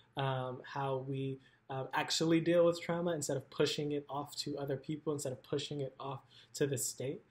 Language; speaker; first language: English; native; English